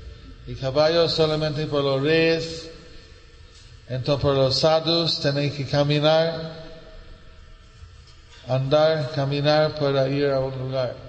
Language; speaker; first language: Spanish; non-native, learner; English